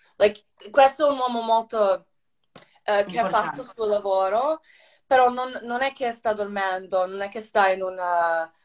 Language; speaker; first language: Italian; non-native, fluent; Croatian